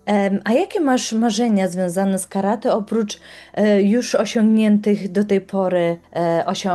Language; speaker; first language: Polish; native; Polish